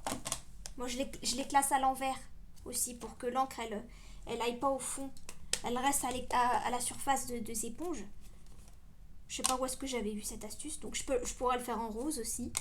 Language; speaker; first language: French; native; French